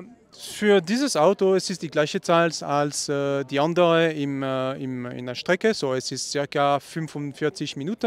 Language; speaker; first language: German; non-native, learner; Italian